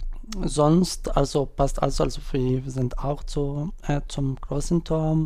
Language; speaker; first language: German; non-native, learner; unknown